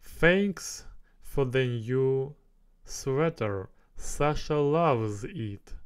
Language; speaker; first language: English; non-native, learner; Russian